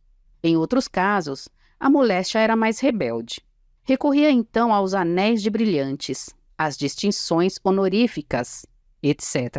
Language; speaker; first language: Portuguese; native; Portuguese